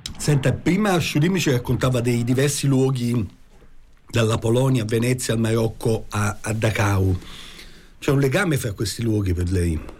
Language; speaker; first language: Italian; native; Italian